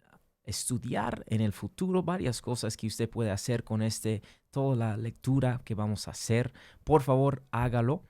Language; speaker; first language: Spanish; early bilingual, heritage; English